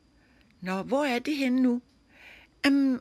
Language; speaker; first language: Danish; native; Danish